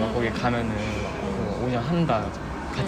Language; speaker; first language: Korean; non-native, fluent; Thai